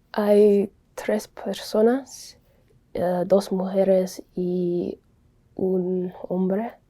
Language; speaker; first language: Spanish; non-native, learner; English